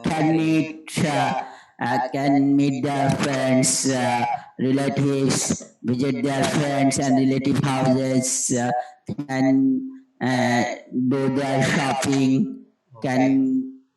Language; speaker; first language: English; non-native, learner; Bangla